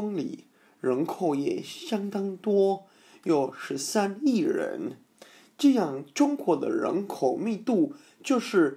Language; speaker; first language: Chinese; non-native, fluent; English